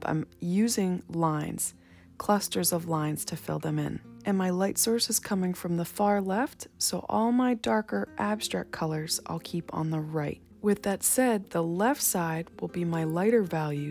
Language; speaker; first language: English; native; English